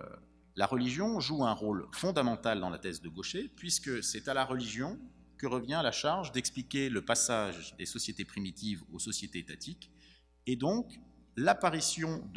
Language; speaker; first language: French; native; French